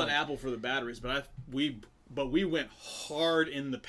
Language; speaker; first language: English; native; English